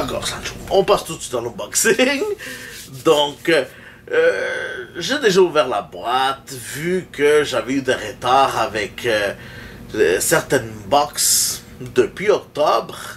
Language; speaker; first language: French; native; French